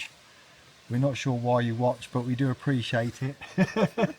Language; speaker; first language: English; native; English